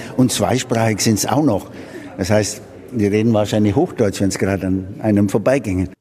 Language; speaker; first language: German; non-native, fluent; English